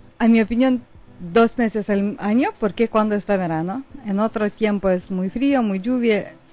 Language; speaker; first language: Spanish; non-native, learner; Lithuanian